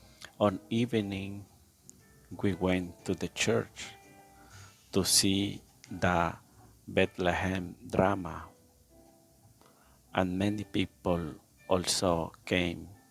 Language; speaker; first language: English; non-native, learner; Spanish